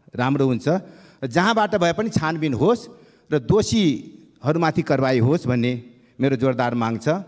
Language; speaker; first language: Nepali; non-native, local second language; Maithili